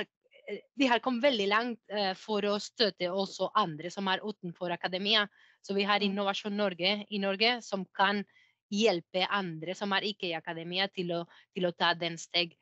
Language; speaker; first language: Norwegian; non-native, fluent; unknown